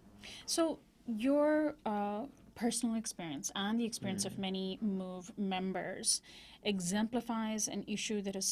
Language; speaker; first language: English; native; English